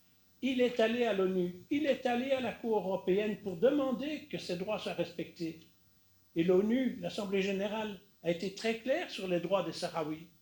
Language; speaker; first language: French; native; French